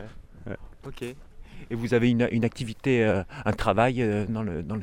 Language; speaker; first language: French; native; French